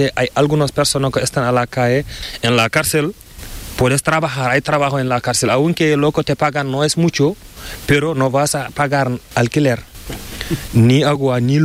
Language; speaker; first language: Spanish; non-native, learner; Fula